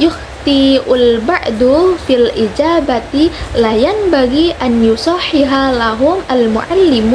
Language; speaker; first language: Arabic; non-native, learner; Indonesian